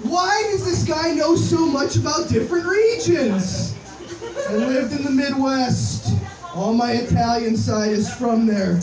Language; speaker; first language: English; native; English